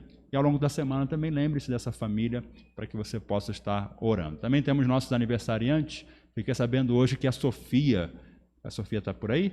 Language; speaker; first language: Portuguese; native; Portuguese